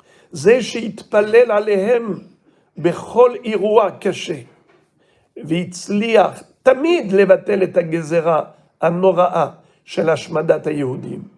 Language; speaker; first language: Hebrew; non-native, fluent; French